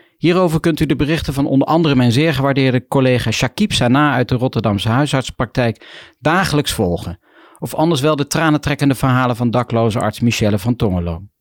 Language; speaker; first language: Dutch; native; Dutch